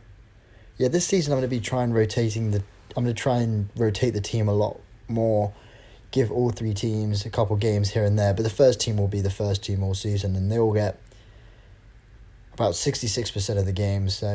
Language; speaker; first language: English; native; English